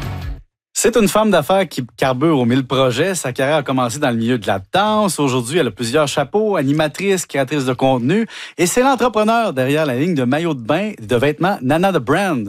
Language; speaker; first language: French; native; French